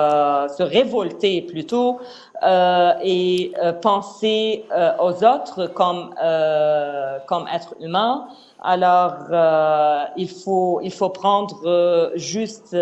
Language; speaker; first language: French; non-native, fluent; Arabic